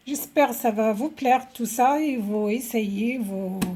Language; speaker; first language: French; non-native, local second language; Arabic